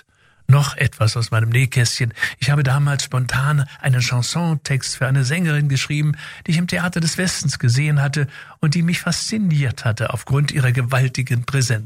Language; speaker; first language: German; native; German